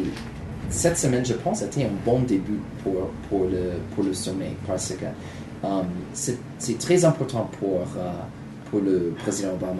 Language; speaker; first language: French; non-native, learner; English